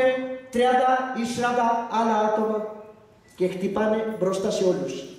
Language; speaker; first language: Greek; non-native, learner; Urdu